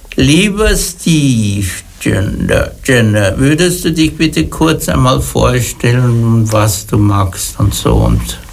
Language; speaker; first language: German; native; German